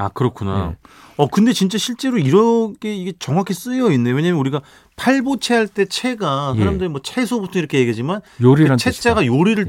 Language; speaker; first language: Korean; native; Korean